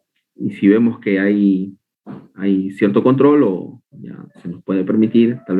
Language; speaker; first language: Spanish; native; Spanish